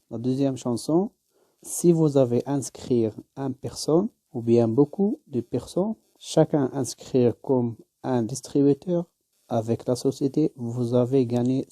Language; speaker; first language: French; non-native, learner; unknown